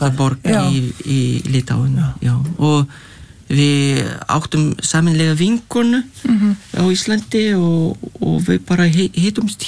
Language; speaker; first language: Icelandic; non-native, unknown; Lithuanian